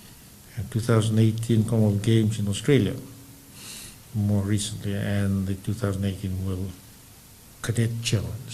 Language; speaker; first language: English; non-native, local second language; Fijian